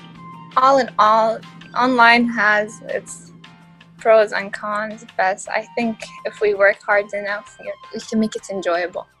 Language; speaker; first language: English; non-native, fluent; Arabic